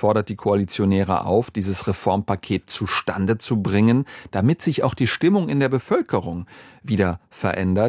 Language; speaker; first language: German; native; German